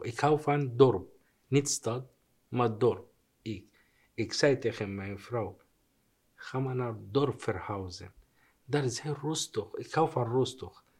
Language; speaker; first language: Dutch; non-native, learner; Arabic